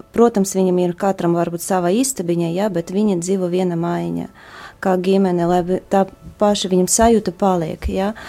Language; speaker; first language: Latvian; non-native, local second language; Russian